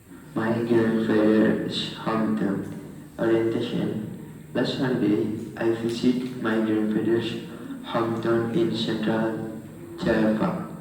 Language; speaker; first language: English; non-native, learner; Indonesian